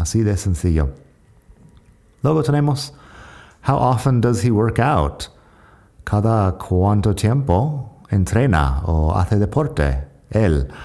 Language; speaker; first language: Spanish; non-native, fluent; English